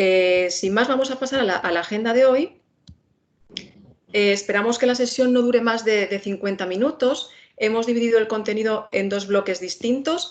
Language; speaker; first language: Spanish; native; Spanish